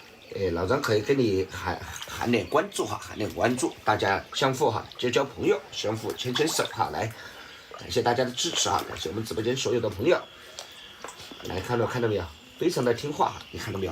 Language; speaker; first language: Chinese; native; Chinese